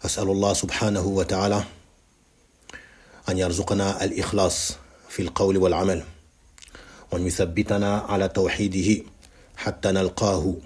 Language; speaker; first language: Arabic; non-native, fluent; French